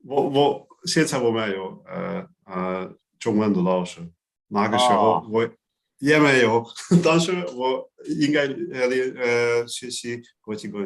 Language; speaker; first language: Chinese; non-native, learner; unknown